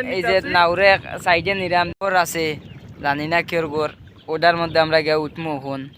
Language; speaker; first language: Bangla; non-native, local second language; Sylheti